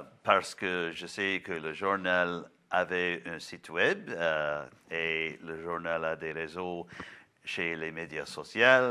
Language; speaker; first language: French; non-native, local second language; English